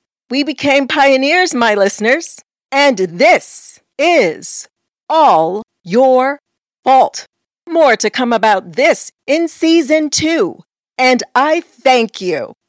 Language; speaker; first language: English; early bilingual, other home language; Spanish